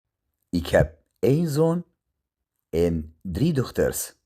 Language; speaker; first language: Dutch; non-native, learner; Kurdish